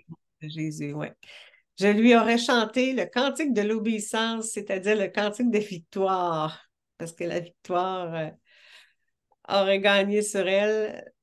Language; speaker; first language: French; native; French